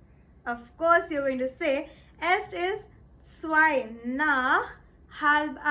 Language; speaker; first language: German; non-native, fluent; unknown